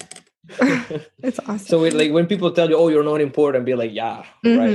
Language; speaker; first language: English; non-native, fluent; Italian